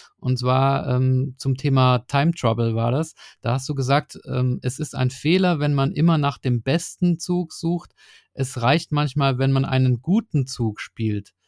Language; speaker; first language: German; native; German